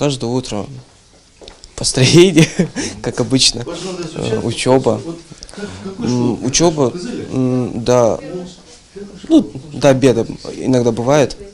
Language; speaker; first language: Russian; non-native, local second language; Tuvinian